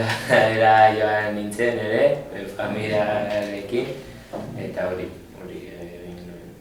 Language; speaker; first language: Basque; non-native, local second language; Spanish